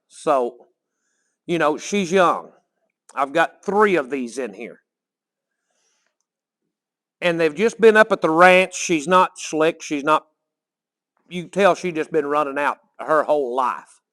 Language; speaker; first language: English; native; English